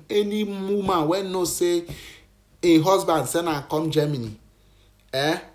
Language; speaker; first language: Nigerian Pidgin; native; Nigerian Pidgin